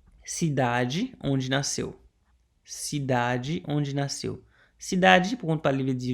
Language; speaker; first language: Portuguese; non-native, local second language; Haitian Creole